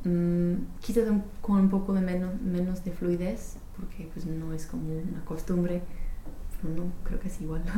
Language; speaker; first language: Spanish; non-native, fluent; English